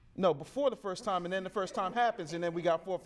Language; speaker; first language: English; native; English